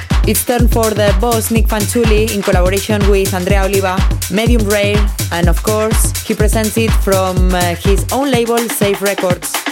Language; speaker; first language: English; non-native, fluent; Spanish